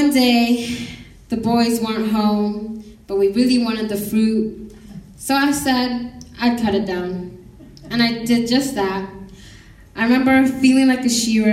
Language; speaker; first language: English; non-native, local second language; Kinyarwanda